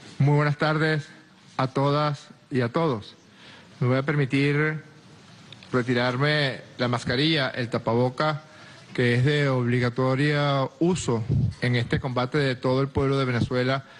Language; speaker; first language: Spanish; native; Spanish